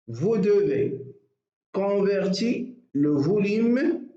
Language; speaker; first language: French; non-native, local second language; Arabic